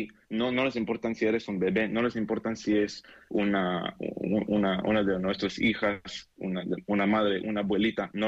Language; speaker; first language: Spanish; non-native, learner; Hebrew